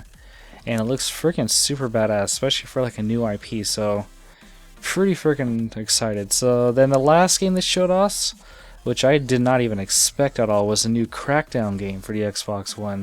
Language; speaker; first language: English; native; English